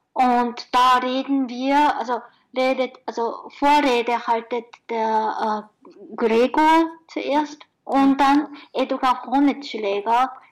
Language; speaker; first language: German; non-native, fluent; Japanese